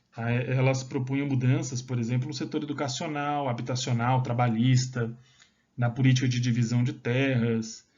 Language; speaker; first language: Portuguese; native; Portuguese